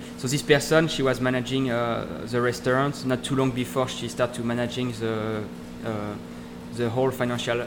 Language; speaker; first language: English; non-native, learner; French